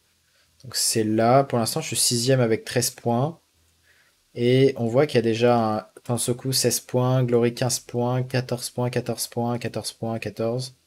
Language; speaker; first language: French; native; French